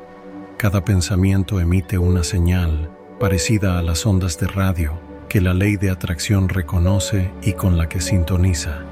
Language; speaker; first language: Spanish; native; Spanish